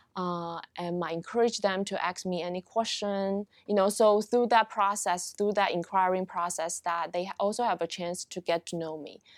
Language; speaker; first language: English; non-native, fluent; Chinese